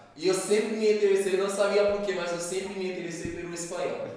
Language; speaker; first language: Portuguese; non-native, fluent; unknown